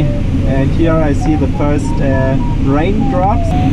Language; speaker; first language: English; non-native, fluent; German